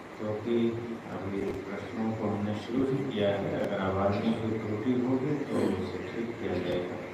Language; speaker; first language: Hindi; native; Hindi